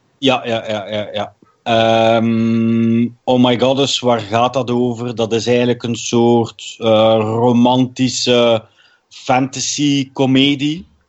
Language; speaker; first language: Dutch; native; Dutch